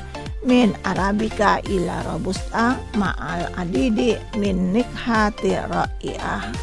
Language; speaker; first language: Arabic; non-native, fluent; Indonesian